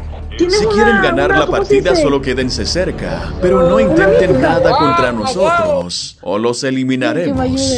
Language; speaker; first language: Spanish; native; Spanish